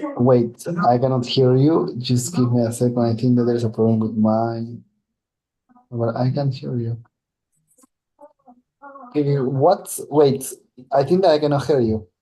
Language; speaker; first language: English; non-native, learner; Spanish